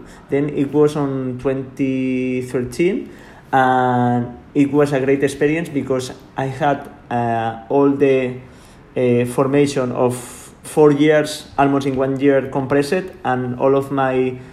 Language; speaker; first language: English; non-native, learner; Spanish